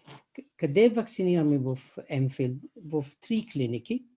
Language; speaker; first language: Bulgarian; non-native, fluent; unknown